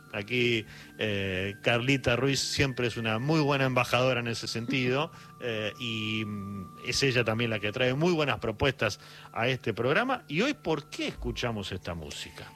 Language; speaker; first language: Spanish; native; Spanish